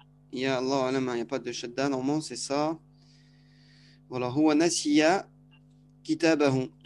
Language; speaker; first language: French; native; French